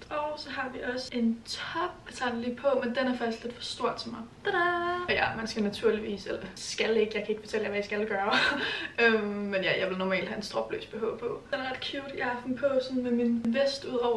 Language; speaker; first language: Danish; native; Danish